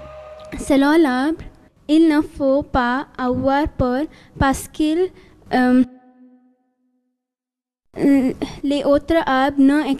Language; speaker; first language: French; non-native, learner; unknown